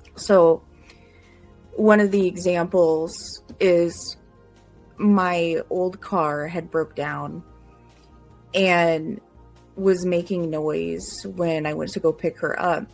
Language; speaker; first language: English; native; English